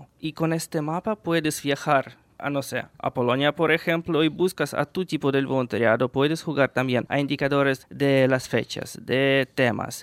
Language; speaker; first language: Spanish; non-native, fluent; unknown